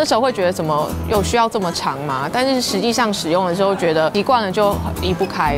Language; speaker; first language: Chinese; native; Chinese